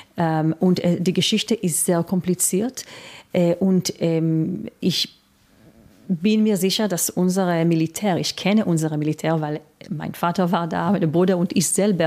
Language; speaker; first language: German; non-native, fluent; Hebrew